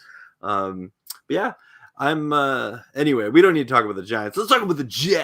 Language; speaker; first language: English; native; English